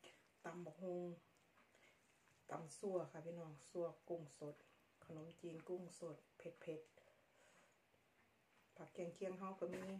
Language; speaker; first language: Thai; non-native, local second language; Lao